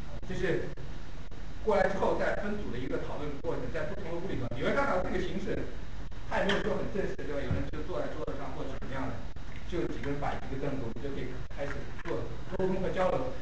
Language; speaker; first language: Chinese; native; Chinese